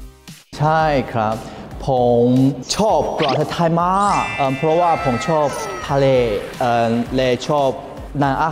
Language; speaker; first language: Thai; non-native, learner; Chinese